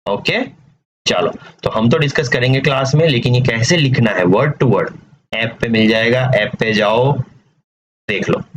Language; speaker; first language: Hindi; non-native, local second language; Gujarati